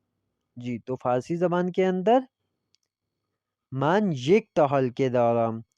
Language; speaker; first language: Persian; non-native, fluent; Urdu